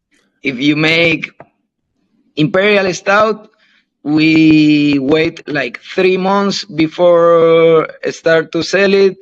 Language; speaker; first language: English; non-native, learner; Spanish